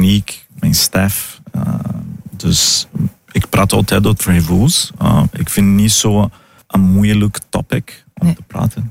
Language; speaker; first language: Dutch; non-native, fluent; Portuguese